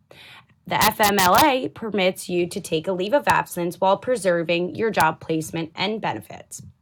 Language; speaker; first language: English; native; English